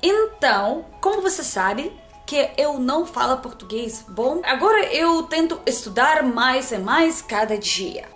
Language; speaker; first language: Portuguese; non-native, learner; Russian